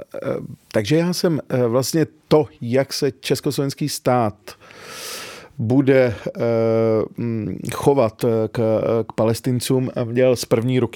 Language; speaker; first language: Czech; early bilingual, other home language; Arabic